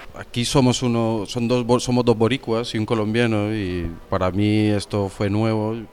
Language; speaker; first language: Spanish; native; Spanish